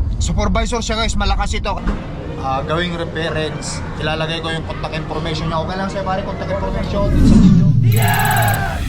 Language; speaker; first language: Filipino; non-native, local second language; Iloko